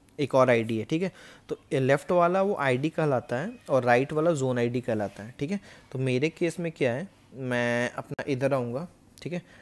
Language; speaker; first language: Hindi; native; Hindi